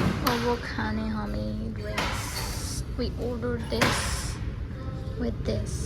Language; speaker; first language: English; non-native, fluent; Nepali